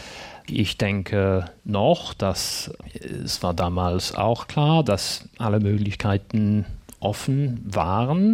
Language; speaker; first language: German; non-native, fluent; English